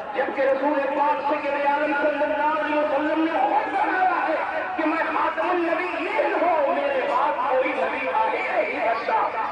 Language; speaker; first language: Urdu; native; Urdu